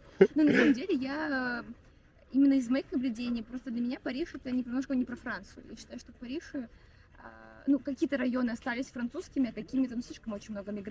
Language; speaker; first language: Russian; native; Russian